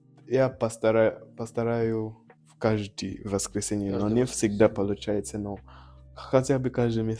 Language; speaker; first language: Russian; non-native, learner; Nyanja